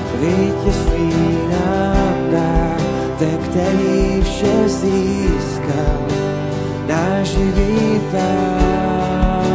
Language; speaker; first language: Czech; native; Czech